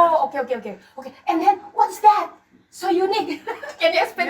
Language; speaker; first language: English; non-native, learner; Indonesian